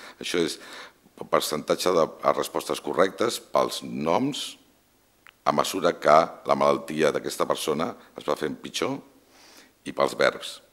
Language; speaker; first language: Catalan; non-native, local second language; Spanish